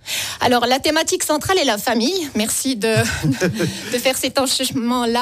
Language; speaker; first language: French; native; French